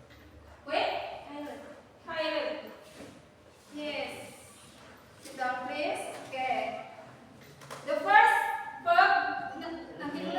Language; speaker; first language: English; non-native, learner; Indonesian